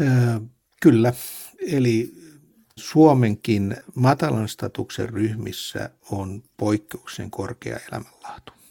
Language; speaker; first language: Finnish; native; Finnish